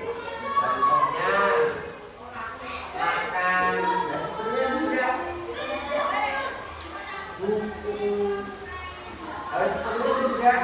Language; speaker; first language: Indonesian; native; Indonesian